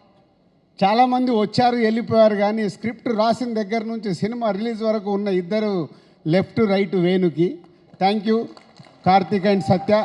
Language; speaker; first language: Telugu; native; Telugu